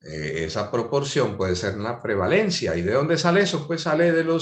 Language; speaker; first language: Spanish; native; Spanish